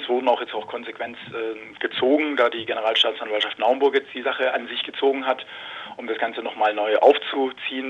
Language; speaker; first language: German; native; German